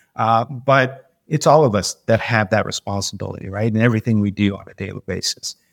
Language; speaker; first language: English; native; English